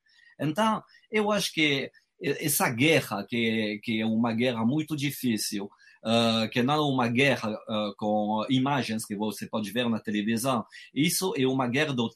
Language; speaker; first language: Portuguese; non-native, fluent; French